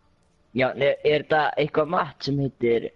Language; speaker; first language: Icelandic; early bilingual, other home language; Norwegian